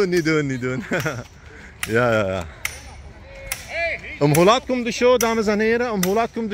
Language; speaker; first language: Dutch; non-native, fluent; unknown